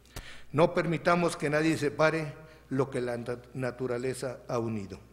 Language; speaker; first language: Spanish; native; Spanish